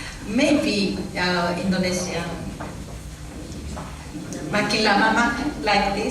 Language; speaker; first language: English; non-native, learner; Japanese